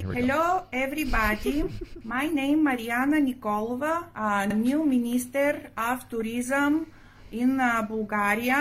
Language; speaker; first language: English; non-native, learner; Bulgarian